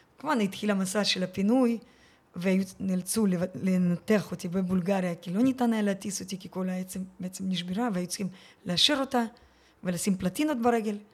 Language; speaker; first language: Hebrew; early bilingual, other home language; Russian